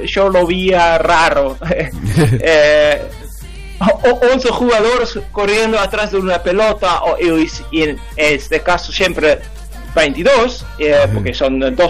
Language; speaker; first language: Spanish; non-native, fluent; Dutch